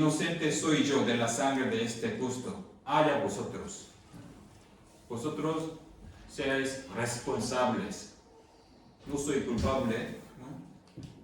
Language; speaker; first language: Spanish; non-native, fluent; Korean